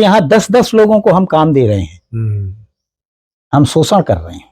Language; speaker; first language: Hindi; native; Hindi